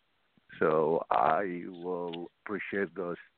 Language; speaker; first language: English; non-native, learner; Arabic